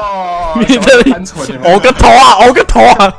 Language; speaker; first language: Chinese; native; Chinese